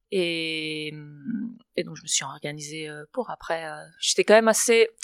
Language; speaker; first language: French; non-native, fluent; Spanish